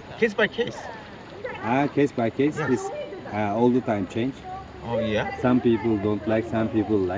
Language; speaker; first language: English; non-native, learner; Turkish